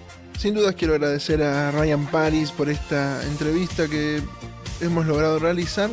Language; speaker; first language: Spanish; native; Spanish